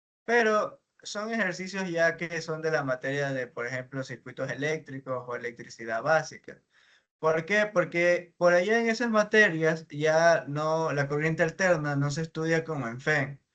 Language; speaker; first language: Spanish; native; Spanish